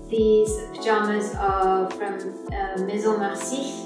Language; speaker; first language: English; native; English